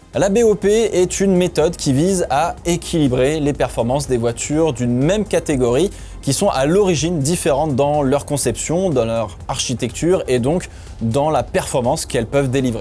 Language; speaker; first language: French; native; French